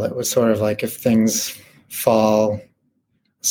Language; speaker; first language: English; native; English